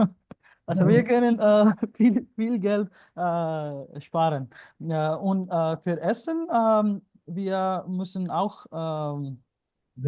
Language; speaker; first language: German; non-native, learner; Punjabi